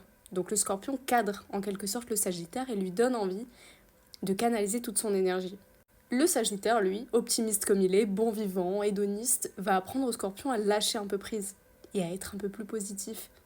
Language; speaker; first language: French; native; French